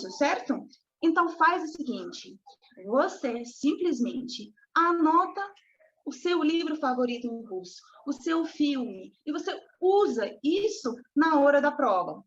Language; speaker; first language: Portuguese; non-native, fluent; Russian